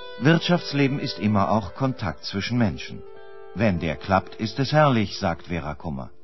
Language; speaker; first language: German; native; German